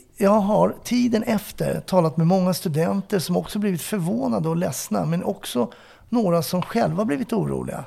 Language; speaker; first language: Swedish; native; Swedish